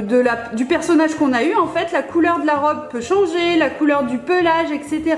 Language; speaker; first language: French; native; French